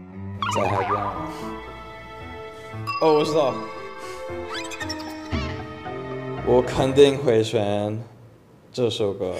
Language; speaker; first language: Chinese; non-native, learner; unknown